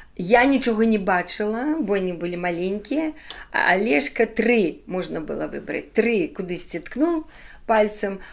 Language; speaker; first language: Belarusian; non-native, local second language; Ukrainian